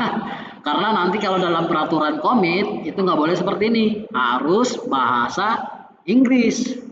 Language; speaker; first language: Indonesian; native; Indonesian